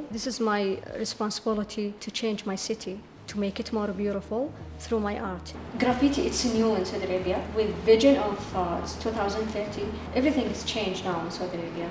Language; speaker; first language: English; non-native, learner; Arabic